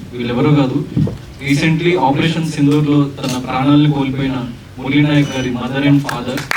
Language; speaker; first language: Telugu; native; Telugu